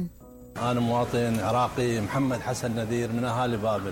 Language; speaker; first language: Arabic; native; Arabic